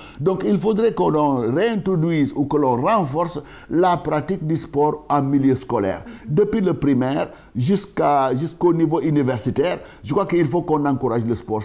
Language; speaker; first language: French; non-native, local second language; Wolof